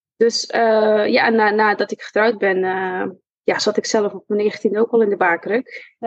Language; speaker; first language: Dutch; early bilingual, other home language; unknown